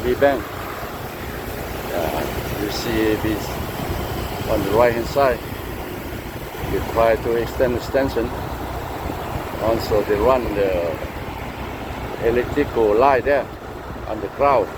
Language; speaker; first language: English; non-native, local second language; Lao